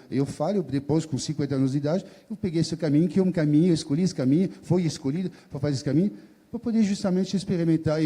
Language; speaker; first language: Portuguese; non-native, fluent; French